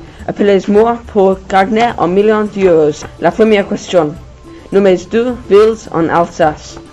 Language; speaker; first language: French; non-native, learner; English